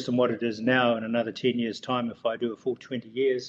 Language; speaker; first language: English; native; English